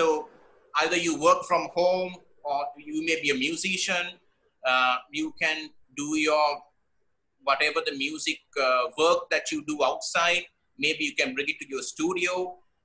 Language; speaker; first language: English; non-native, local second language; Sinhala